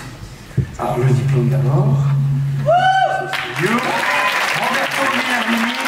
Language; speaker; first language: French; native; French